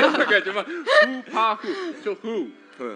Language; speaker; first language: Chinese; native; Chinese